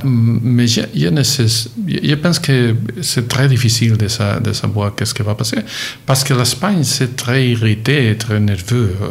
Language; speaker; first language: French; non-native, learner; Catalan